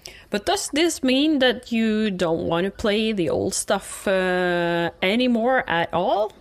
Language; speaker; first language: English; non-native, fluent; Norwegian